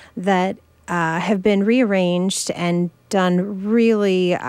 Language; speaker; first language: English; native; English